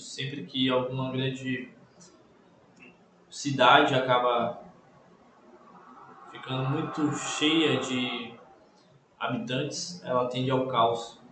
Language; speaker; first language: Portuguese; native; Portuguese